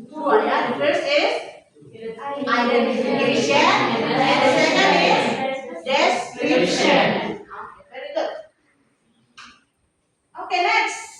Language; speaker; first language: English; non-native, fluent; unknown